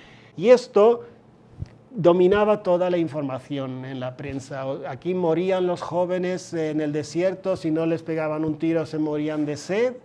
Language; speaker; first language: Spanish; non-native, fluent; Swedish